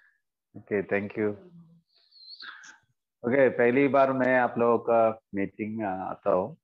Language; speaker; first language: Hindi; non-native, local second language; Malayalam